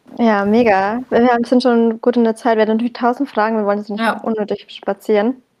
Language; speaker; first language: German; early bilingual, other home language; Arabic